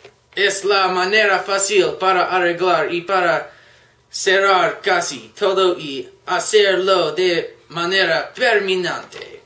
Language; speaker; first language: Spanish; non-native, learner; English